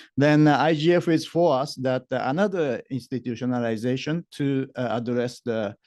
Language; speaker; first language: English; non-native, fluent; Japanese